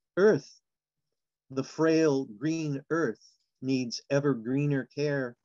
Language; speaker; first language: English; native; English